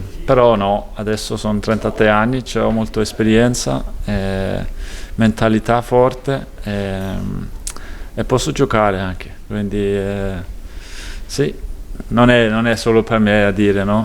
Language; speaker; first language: Italian; non-native, fluent; Danish